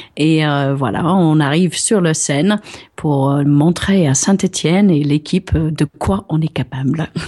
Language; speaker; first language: French; non-native, fluent; English